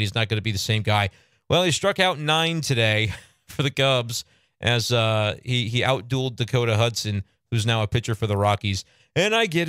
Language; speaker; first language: English; native; English